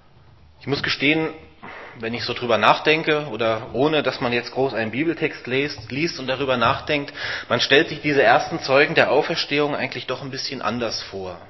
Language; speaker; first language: German; native; German